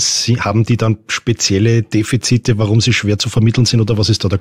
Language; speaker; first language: German; native; German